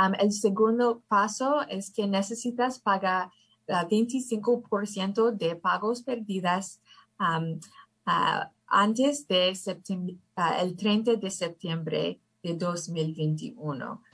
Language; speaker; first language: Spanish; early bilingual, heritage; English